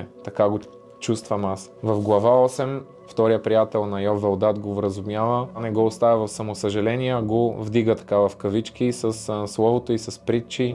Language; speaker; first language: Bulgarian; native; Bulgarian